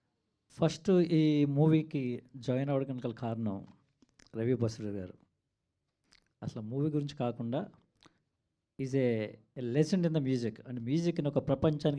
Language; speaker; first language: Telugu; native; Telugu